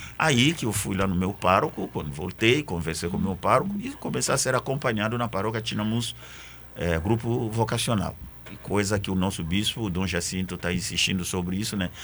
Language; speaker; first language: Portuguese; non-native, fluent; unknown